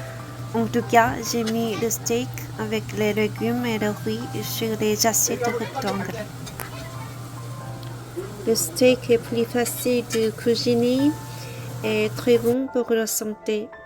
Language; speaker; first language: French; non-native, learner; Korean